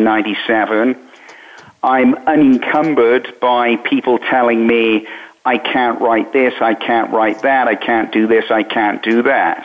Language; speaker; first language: English; native; English